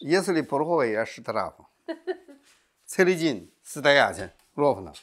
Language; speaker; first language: Russian; non-native, learner; Chinese